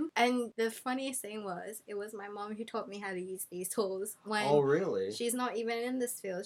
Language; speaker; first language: English; non-native, local second language; Cantonese